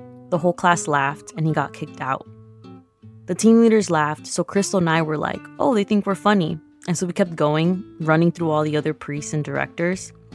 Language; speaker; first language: English; early bilingual, other home language; Spanish